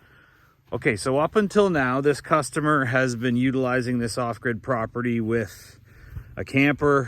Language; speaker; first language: English; native; English